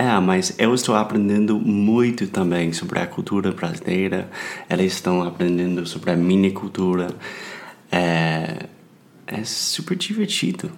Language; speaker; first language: Portuguese; non-native, fluent; English